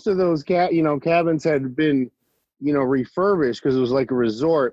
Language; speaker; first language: English; native; English